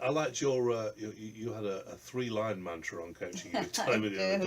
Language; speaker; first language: English; native; English